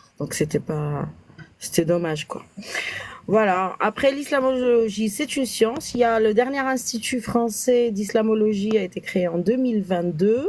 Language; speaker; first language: French; native; French